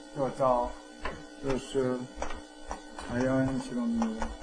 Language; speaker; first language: Chinese; non-native, fluent; Korean